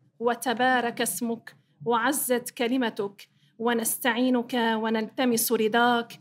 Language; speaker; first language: Arabic; native; Arabic